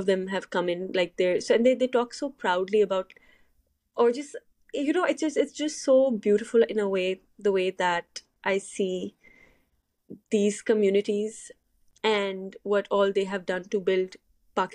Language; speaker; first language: English; non-native, local second language; Urdu